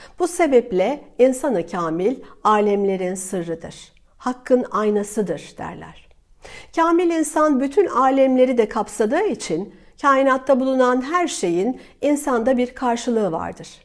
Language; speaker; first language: Turkish; native; Turkish